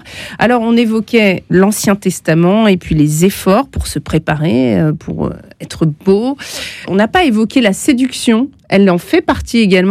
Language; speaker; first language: French; native; French